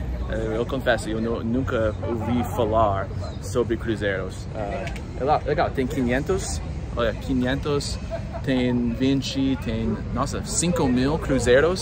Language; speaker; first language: Portuguese; non-native, learner; English